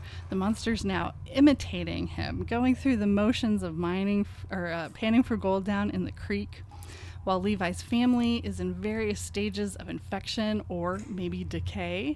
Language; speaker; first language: English; native; English